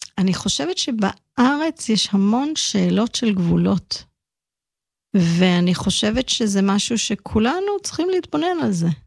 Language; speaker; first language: Hebrew; early bilingual, heritage; Hebrew